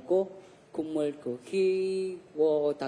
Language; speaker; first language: Korean; non-native, learner; Vietnamese